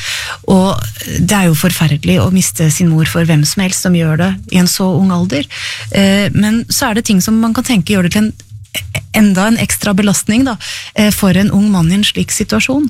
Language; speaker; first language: Norwegian; native; Norwegian